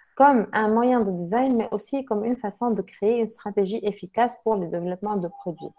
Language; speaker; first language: French; non-native, local second language; Arabic